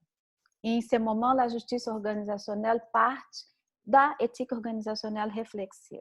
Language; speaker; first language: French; non-native, learner; Portuguese